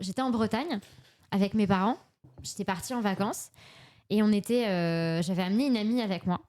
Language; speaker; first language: French; native; French